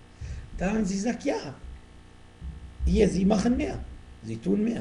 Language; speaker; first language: German; non-native, fluent; Arabic